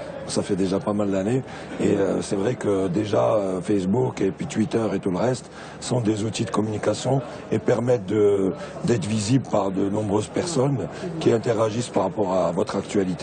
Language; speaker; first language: French; non-native, local second language; Arabic